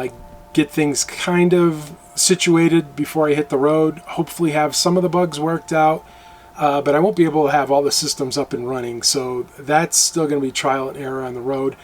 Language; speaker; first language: English; native; English